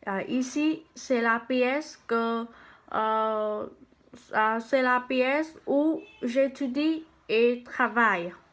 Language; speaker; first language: French; non-native, learner; Vietnamese